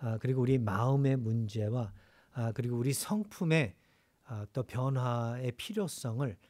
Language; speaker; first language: Korean; native; Korean